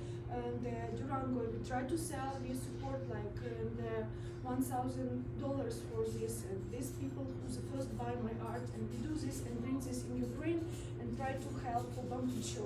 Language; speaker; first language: English; non-native, learner; Russian